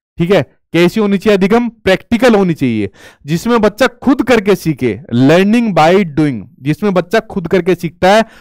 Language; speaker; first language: Hindi; native; Hindi